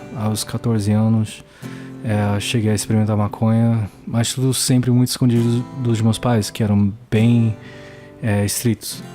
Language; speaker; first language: Portuguese; early bilingual, heritage; English